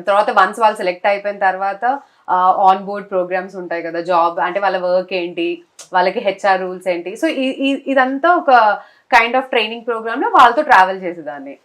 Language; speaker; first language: Telugu; non-native, local second language; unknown